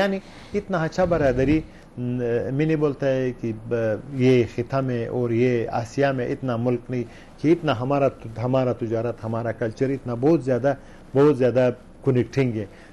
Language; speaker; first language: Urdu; non-native, learner; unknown